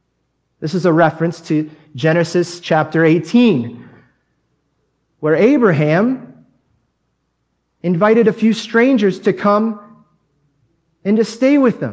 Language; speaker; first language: English; native; English